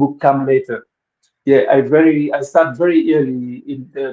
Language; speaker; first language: English; non-native, local second language; Wolof